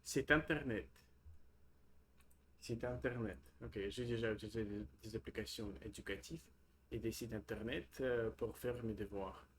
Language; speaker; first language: French; non-native, learner; Russian